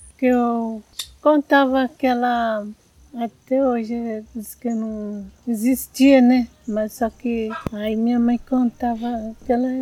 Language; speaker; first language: Portuguese; non-native, local second language; Guarani